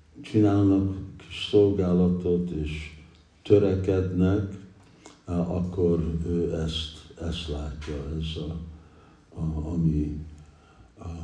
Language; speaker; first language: Hungarian; early bilingual, heritage; English